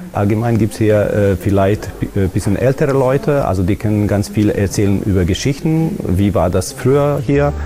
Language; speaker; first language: German; non-native, local second language; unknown